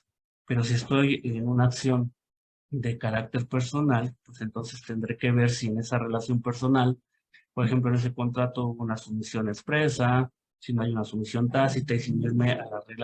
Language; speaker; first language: Spanish; native; Spanish